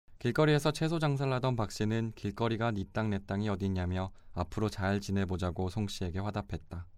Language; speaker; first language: Korean; native; Korean